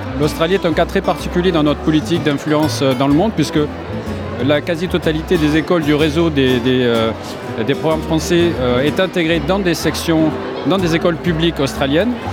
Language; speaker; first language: French; native; French